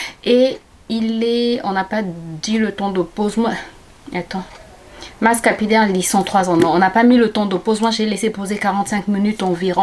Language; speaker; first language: French; native; French